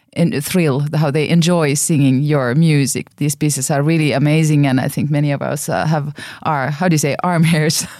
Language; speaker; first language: English; non-native, fluent; Finnish